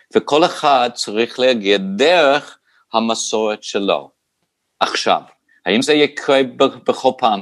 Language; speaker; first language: Hebrew; non-native, fluent; English